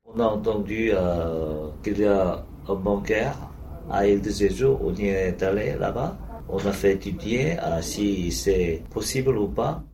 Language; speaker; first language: French; non-native, learner; Korean